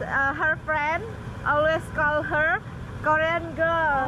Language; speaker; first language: English; non-native, learner; Indonesian